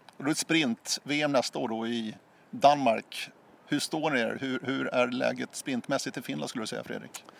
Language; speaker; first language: Swedish; native; Swedish